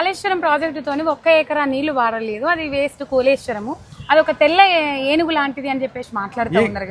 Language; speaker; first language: Telugu; native; Telugu